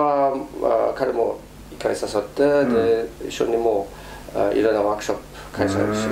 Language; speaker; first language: Japanese; non-native, fluent; German